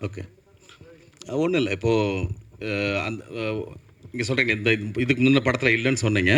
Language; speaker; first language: Tamil; native; Tamil